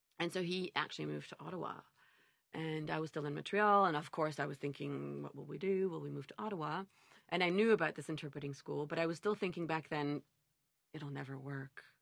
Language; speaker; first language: English; native; English